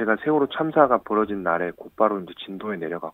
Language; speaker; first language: Korean; native; Korean